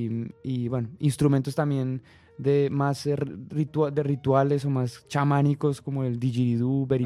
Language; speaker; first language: Spanish; native; Spanish